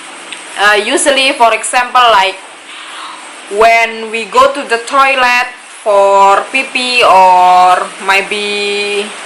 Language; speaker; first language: English; non-native, learner; Indonesian